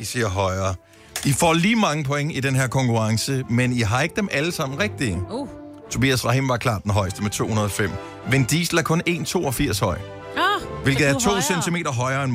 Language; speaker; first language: Danish; native; Danish